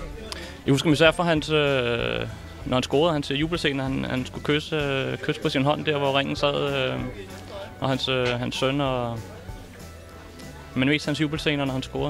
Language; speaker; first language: Danish; native; Danish